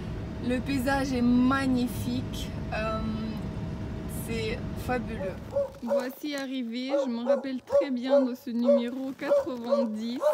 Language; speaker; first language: French; non-native, fluent; Russian